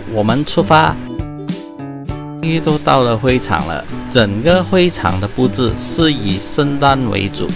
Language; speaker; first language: Chinese; native; Chinese